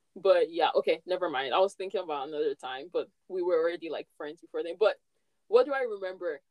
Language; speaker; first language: English; non-native, local second language; Yoruba